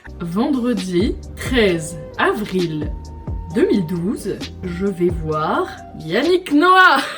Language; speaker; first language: French; native; French